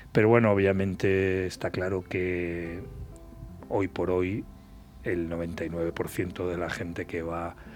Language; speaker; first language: Spanish; native; Spanish